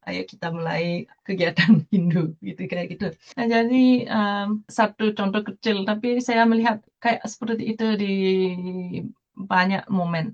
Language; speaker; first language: Indonesian; non-native, fluent; Japanese